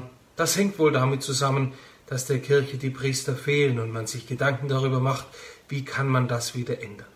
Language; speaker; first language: German; native; German